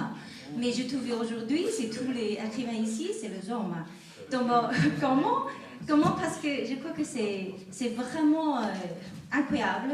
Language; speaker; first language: French; non-native, learner; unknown